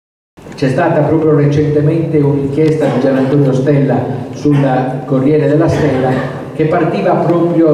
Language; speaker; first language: Italian; native; Italian